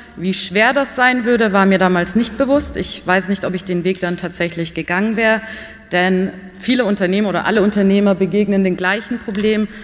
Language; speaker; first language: German; early bilingual, other home language; Persian